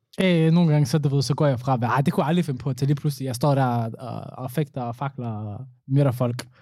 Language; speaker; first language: Danish; early bilingual, other home language; Somali